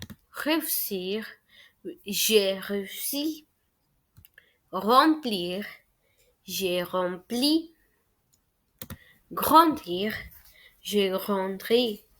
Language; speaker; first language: French; non-native, fluent; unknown